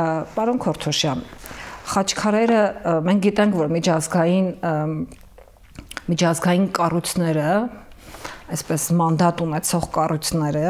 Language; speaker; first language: Armenian; native; Armenian